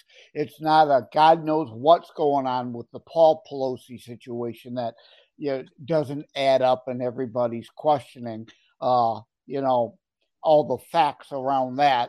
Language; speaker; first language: English; native; English